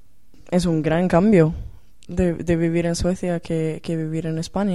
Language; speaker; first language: Spanish; non-native, learner; Swedish